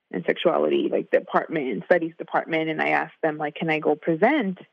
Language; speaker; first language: English; native; English